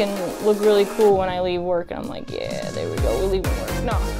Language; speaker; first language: English; native; English